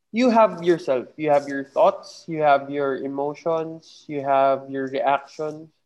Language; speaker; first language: English; non-native, local second language; Filipino